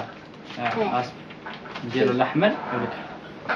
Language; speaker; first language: Arabic; native; Arabic